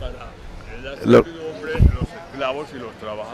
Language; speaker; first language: Spanish; native; Spanish